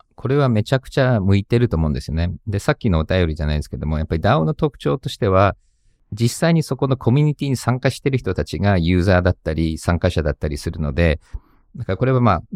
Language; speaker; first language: Japanese; early bilingual, heritage; Japanese